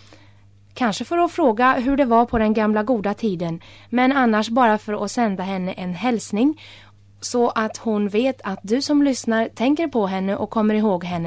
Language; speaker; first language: Swedish; native; Swedish